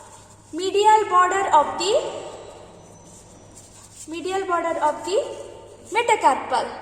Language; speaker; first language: English; non-native, local second language; Hindi